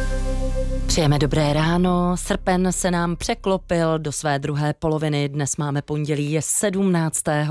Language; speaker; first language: Czech; native; Czech